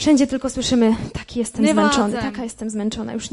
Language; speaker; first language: Polish; native; Polish